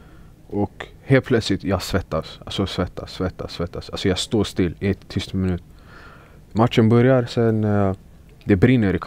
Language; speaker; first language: Swedish; early bilingual, other home language; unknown